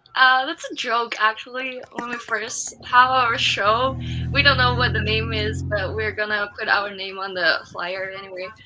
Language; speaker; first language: English; non-native, fluent; Chinese